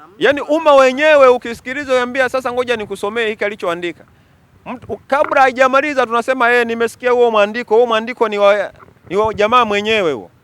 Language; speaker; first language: Swahili; native; Swahili